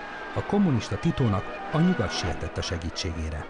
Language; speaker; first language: Hungarian; native; Hungarian